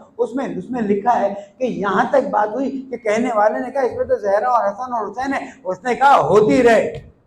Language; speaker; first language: Urdu; native; Urdu